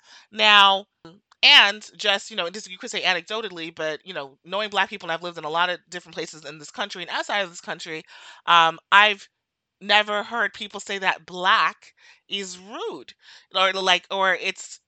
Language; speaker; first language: English; native; English